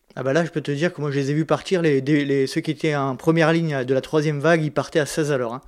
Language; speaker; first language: French; native; French